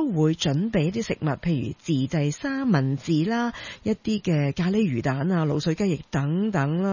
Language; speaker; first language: Cantonese; native; Cantonese